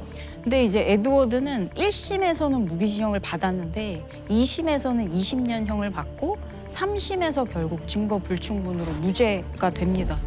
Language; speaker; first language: Korean; native; Korean